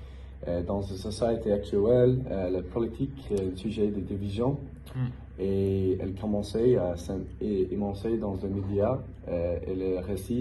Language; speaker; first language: French; non-native, fluent; English